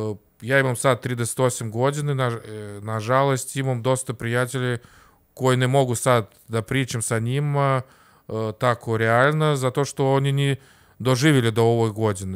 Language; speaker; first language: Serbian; non-native, learner; Russian